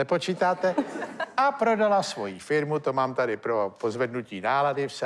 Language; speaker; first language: Czech; native; Czech